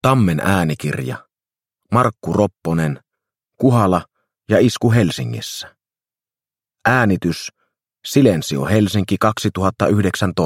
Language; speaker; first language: Finnish; native; Finnish